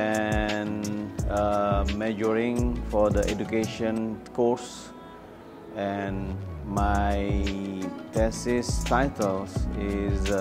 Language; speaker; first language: English; non-native, learner; Indonesian